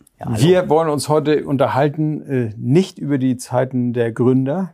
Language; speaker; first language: German; native; German